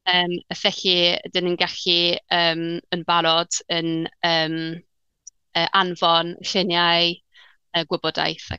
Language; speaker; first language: Welsh; non-native, learner; English